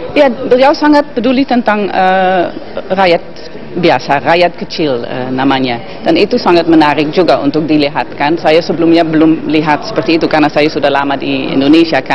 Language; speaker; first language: Indonesian; non-native, fluent; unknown